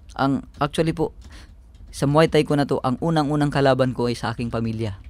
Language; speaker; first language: Filipino; native; Filipino